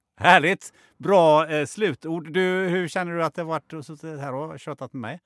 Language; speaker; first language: Swedish; native; Swedish